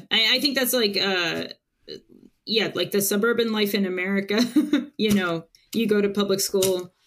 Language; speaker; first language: English; early bilingual, other home language; Spanish